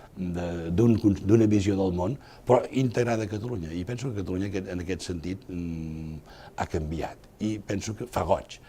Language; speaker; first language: Catalan; native; Catalan